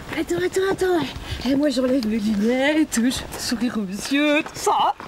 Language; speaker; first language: French; native; French